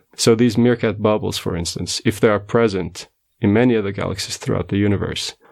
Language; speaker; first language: English; non-native, fluent; Portuguese